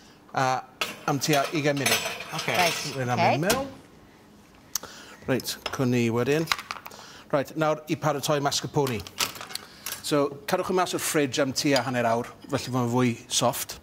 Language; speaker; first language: Welsh; native; Welsh